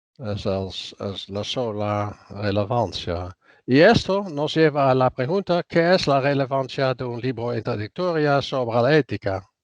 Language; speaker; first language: Spanish; non-native, fluent; Dutch